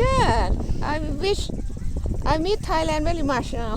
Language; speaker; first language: English; non-native, learner; Thai